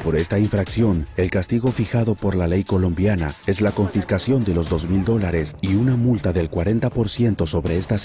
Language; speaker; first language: Spanish; native; Spanish